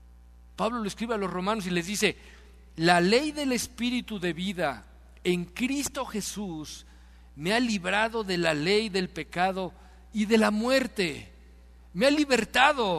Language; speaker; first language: Spanish; native; Spanish